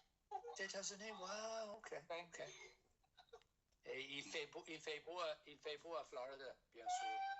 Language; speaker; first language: French; non-native, learner; English